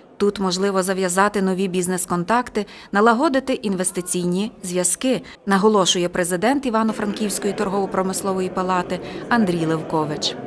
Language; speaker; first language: Ukrainian; native; Ukrainian